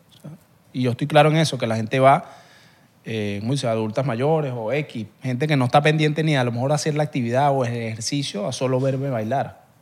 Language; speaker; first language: Spanish; native; Spanish